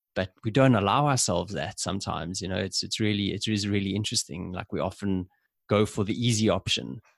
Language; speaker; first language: English; native; English